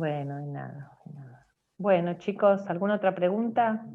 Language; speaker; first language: Spanish; native; Spanish